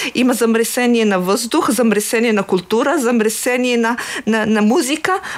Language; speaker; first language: Bulgarian; non-native, fluent; Arabic